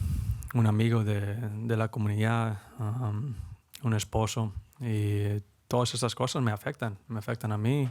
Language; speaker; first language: Spanish; early bilingual, heritage; Spanish